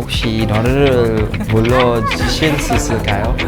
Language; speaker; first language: Korean; non-native, learner; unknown